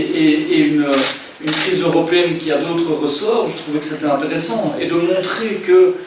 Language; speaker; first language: French; native; French